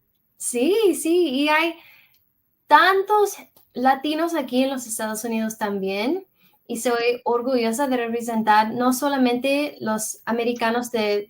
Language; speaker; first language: Spanish; early bilingual, heritage; English